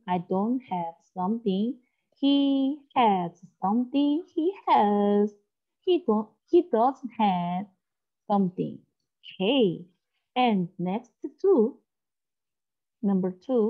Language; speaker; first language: English; non-native, learner; Korean